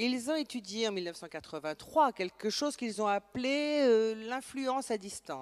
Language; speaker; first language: French; native; French